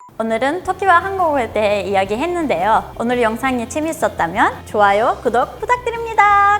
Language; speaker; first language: Korean; non-native, fluent; Turkish